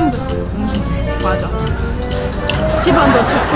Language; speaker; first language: Korean; non-native, fluent; Portuguese